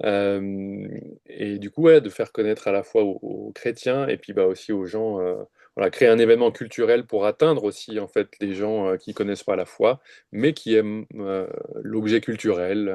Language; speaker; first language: French; native; French